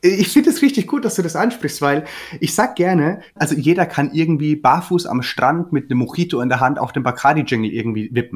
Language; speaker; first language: German; native; German